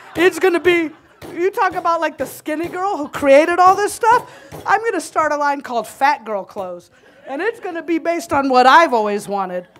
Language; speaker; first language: English; native; English